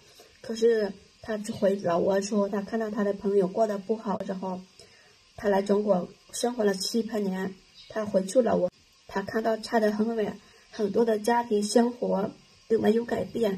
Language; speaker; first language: Chinese; non-native, fluent; Lao